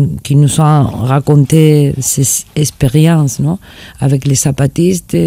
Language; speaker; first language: French; non-native, fluent; Spanish